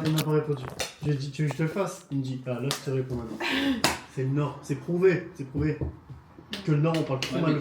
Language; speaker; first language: French; native; French